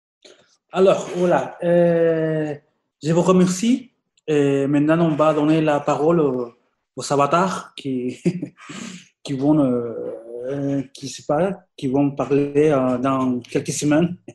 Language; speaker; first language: French; non-native, fluent; Spanish